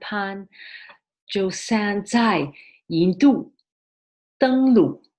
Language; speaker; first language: Chinese; early bilingual, heritage; Chinese